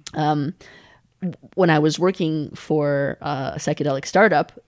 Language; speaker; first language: English; native; English